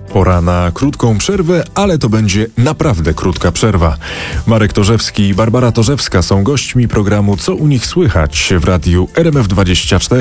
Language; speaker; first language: Polish; native; Polish